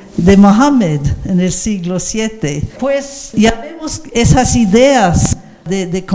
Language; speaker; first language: Spanish; non-native, fluent; English